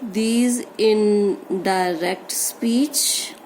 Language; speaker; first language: English; non-native, local second language; Punjabi